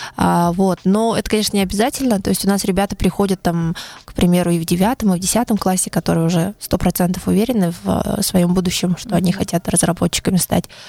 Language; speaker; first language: Russian; native; Russian